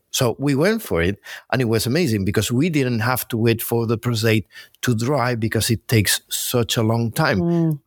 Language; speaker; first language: English; non-native, fluent; Spanish